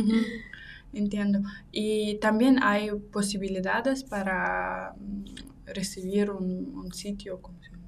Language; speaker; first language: Spanish; non-native, fluent; Russian